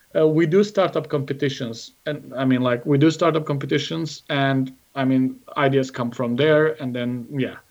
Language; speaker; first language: English; non-native, fluent; Azerbaijani